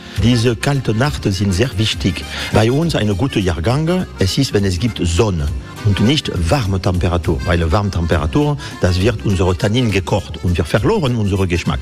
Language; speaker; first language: German; non-native, fluent; French